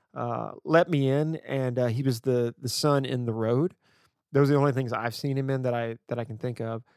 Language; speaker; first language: English; native; English